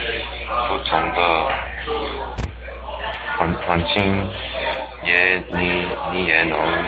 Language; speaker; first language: Chinese; non-native, learner; English